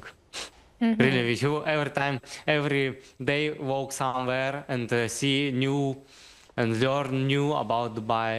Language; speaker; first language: English; non-native, learner; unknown